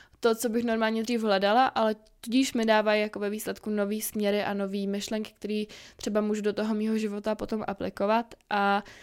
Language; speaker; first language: Czech; native; Czech